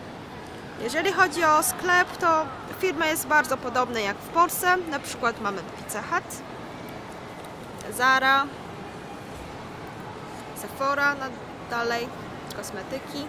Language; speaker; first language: Polish; non-native, learner; Chinese